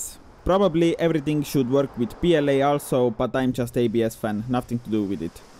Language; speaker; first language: English; non-native, fluent; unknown